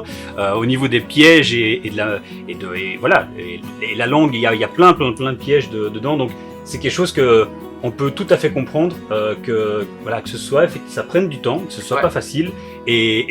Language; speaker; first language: French; native; French